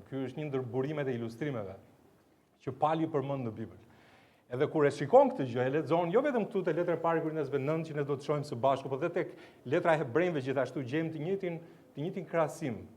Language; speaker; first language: Albanian; native; Albanian